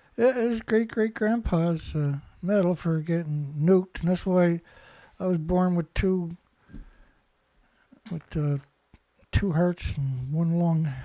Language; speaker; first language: English; native; English